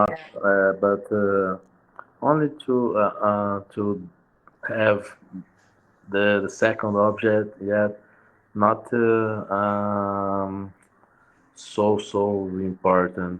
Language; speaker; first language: English; non-native, learner; Portuguese